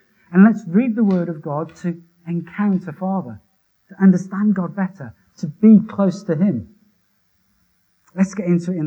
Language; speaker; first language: English; native; English